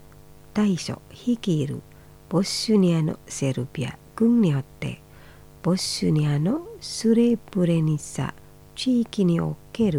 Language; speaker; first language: Japanese; non-native, fluent; Indonesian